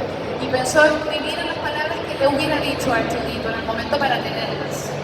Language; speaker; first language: Spanish; native; Spanish